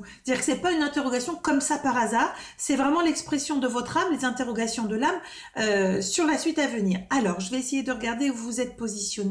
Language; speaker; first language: French; native; French